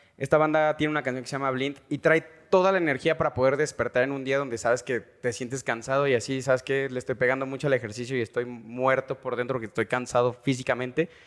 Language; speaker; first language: Spanish; native; Spanish